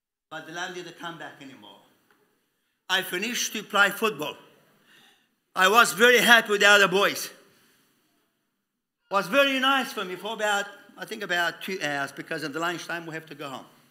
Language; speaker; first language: English; non-native, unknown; Romanian